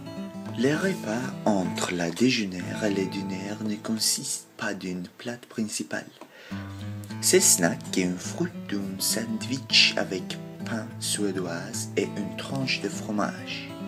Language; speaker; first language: French; non-native, learner; Swedish